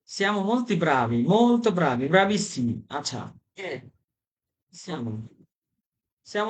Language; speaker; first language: Italian; non-native, fluent; Bangla